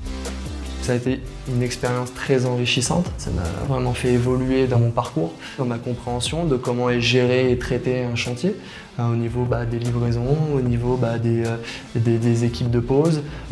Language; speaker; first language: French; native; French